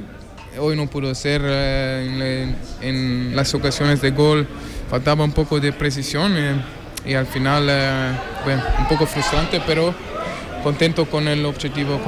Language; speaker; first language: Spanish; non-native, learner; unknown